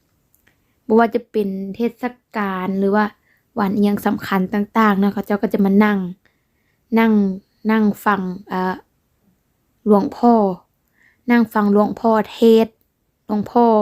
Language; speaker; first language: Thai; non-native, local second language; Lao